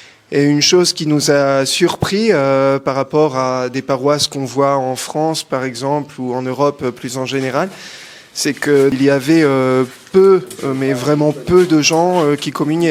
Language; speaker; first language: French; native; French